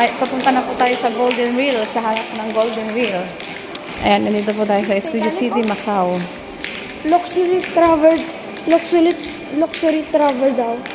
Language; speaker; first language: Filipino; native; Filipino